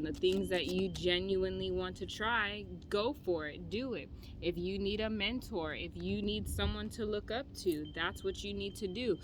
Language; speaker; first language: English; native; English